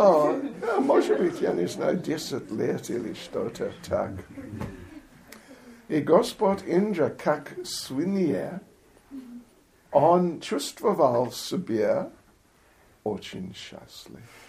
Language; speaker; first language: Russian; non-native, fluent; English